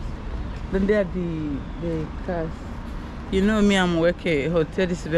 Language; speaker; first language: English; non-native, learner; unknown